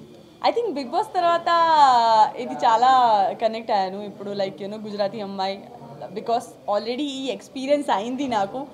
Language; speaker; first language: Telugu; non-native, learner; Gujarati